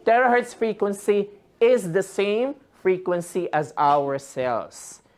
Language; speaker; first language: English; non-native, local second language; Filipino